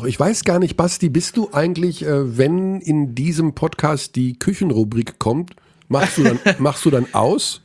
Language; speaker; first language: German; native; German